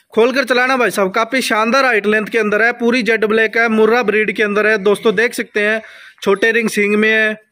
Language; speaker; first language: Hindi; native; Hindi